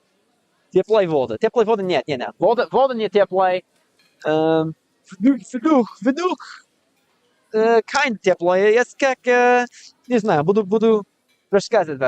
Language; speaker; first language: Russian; non-native, learner; English